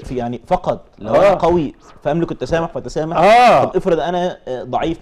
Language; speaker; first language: Arabic; native; Arabic